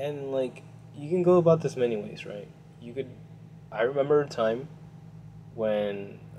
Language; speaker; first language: English; native; English